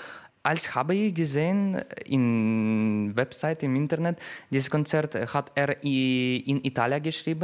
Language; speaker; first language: German; non-native, learner; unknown